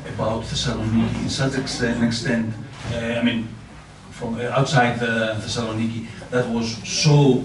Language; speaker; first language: English; non-native, fluent; Greek